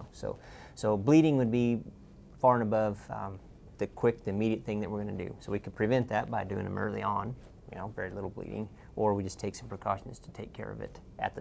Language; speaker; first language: English; native; English